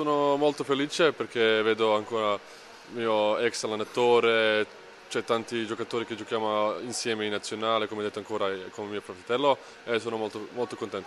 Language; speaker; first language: Italian; non-native, learner; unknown